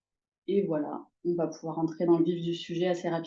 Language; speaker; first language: French; native; French